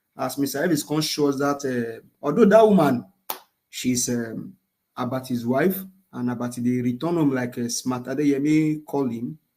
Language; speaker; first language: Nigerian Pidgin; non-native, local second language; Yoruba